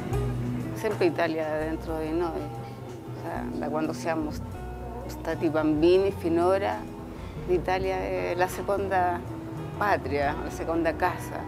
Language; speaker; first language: Italian; early bilingual, heritage; Spanish